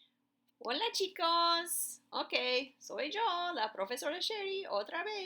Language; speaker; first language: Spanish; non-native, fluent; English